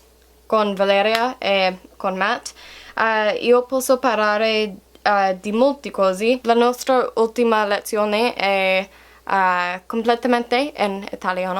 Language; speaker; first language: Italian; non-native, learner; English